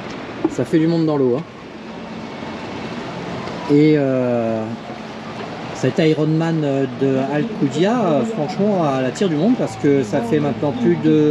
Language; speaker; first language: French; native; French